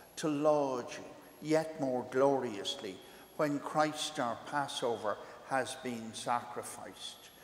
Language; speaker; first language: English; native; English